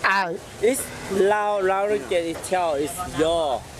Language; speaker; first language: English; non-native, learner; Lao